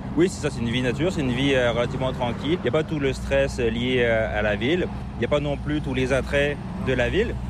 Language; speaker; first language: French; native; French